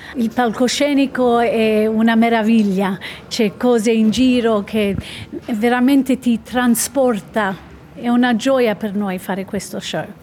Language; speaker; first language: Italian; early bilingual, heritage; Italian